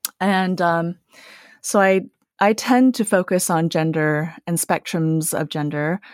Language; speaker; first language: English; early bilingual, other home language; Chinese